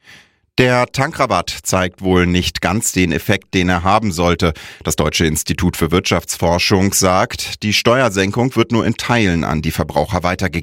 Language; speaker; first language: German; native; German